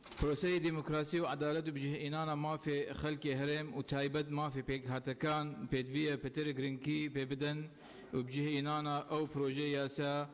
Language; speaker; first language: Central Kurdish; non-native, local second language; Assyrian Neo-Aramaic